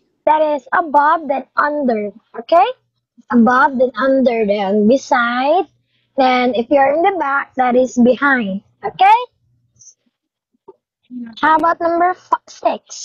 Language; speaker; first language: English; non-native, fluent; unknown